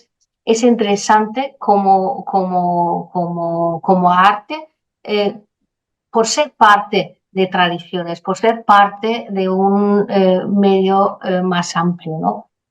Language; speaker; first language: Spanish; non-native, fluent; Danish